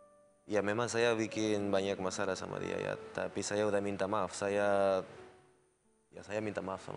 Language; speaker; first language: Indonesian; non-native, learner; Spanish